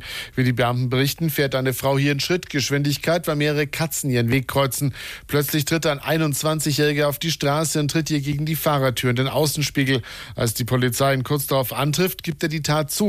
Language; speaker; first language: German; native; German